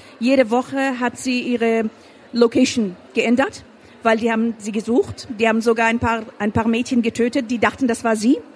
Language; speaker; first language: German; non-native, fluent; Persian